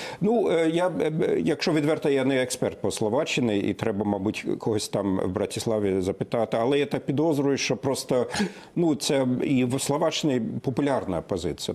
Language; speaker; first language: Ukrainian; non-native, fluent; German